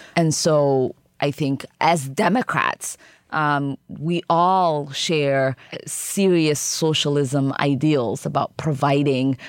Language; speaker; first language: English; early bilingual, other home language; Somali